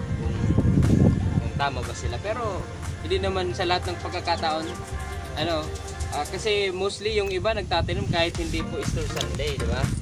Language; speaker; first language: Filipino; non-native, local second language; Bikol